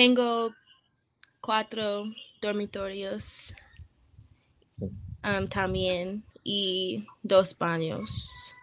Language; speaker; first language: Spanish; non-native, learner; English